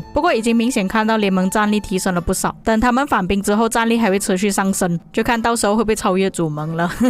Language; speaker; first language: Chinese; native; Chinese